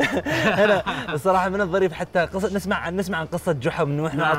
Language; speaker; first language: Arabic; native; Arabic